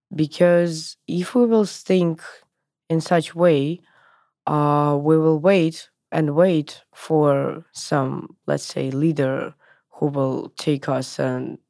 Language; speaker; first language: English; non-native, learner; Russian